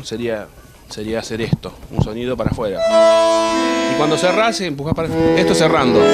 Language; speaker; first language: Spanish; native; Spanish